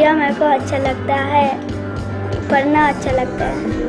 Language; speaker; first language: Hindi; early bilingual, other home language; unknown